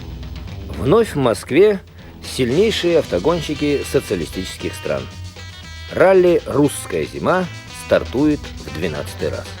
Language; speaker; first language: Russian; native; Russian